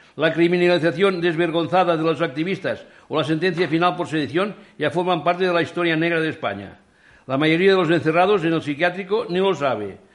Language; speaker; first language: Spanish; non-native, local second language; Catalan